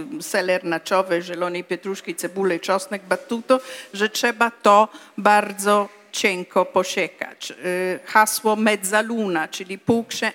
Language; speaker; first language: Polish; non-native, fluent; Italian